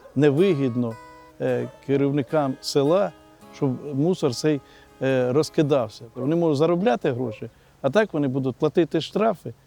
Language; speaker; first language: Ukrainian; native; Ukrainian